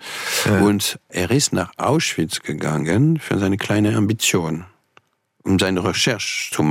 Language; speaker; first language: German; non-native, fluent; French